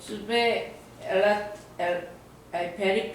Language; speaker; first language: French; non-native, learner; Korean